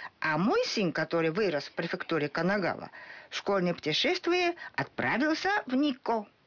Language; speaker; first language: Russian; non-native, fluent; Japanese